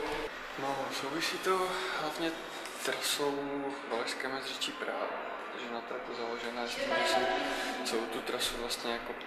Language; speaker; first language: Czech; native; Czech